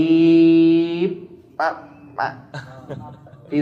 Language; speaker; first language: Arabic; native; Arabic